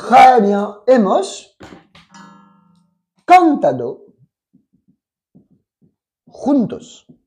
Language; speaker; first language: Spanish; non-native, fluent; French